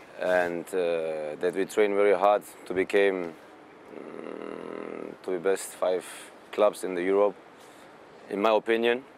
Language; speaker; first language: English; non-native, fluent; German